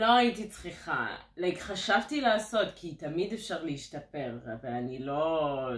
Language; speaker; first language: Hebrew; non-native, fluent; French